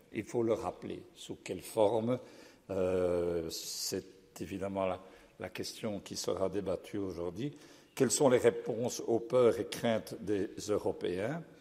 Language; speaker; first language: French; native; French